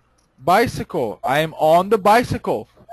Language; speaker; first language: English; non-native, fluent; Portuguese